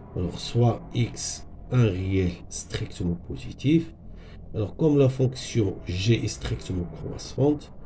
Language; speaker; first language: French; non-native, local second language; Arabic